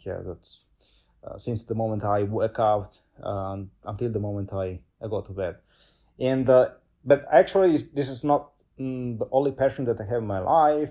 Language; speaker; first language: English; non-native, fluent; Italian